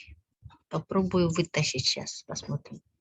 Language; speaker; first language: Russian; non-native, local second language; Kyrgyz